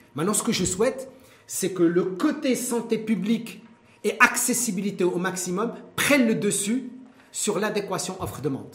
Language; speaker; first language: French; non-native, local second language; Arabic